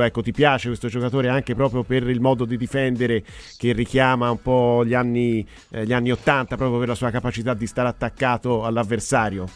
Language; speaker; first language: Italian; native; Italian